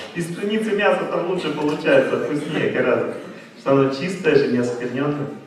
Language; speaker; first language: Russian; native; Russian